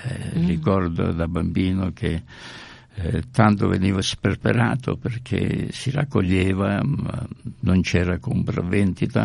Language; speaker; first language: Italian; native; Italian